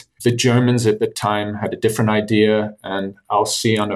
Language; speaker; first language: English; native; English